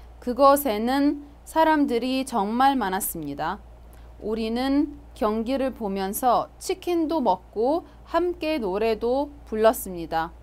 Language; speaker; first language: Korean; non-native, fluent; Arabic